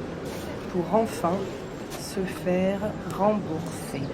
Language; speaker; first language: French; native; French